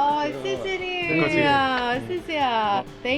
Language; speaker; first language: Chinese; non-native, fluent; English